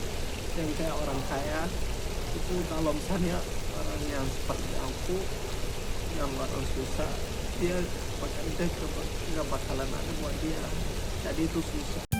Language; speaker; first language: Indonesian; non-native, fluent; Hausa